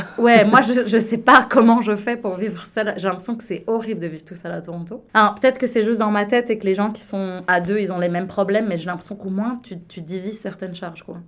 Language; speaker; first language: French; native; French